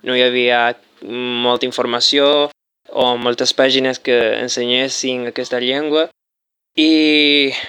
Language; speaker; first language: Catalan; non-native, fluent; Spanish